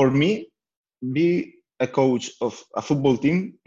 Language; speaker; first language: English; non-native, fluent; Spanish